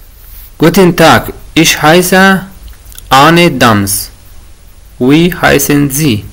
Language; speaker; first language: German; non-native, fluent; Persian